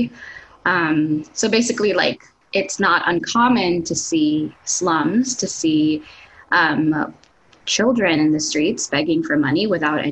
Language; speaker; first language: English; non-native, local second language; Filipino